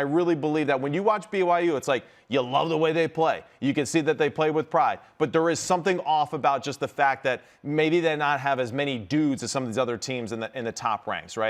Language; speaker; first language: English; native; English